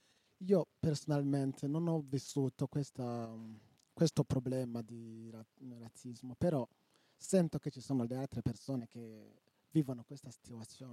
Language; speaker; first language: Italian; non-native, local second language; Rundi